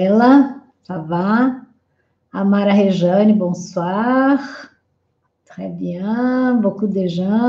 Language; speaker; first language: French; non-native, fluent; Portuguese